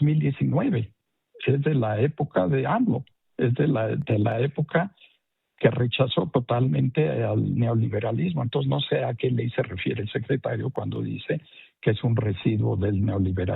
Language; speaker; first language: Spanish; native; Spanish